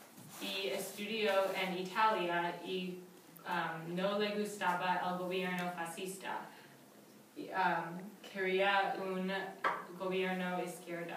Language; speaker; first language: Spanish; non-native, learner; English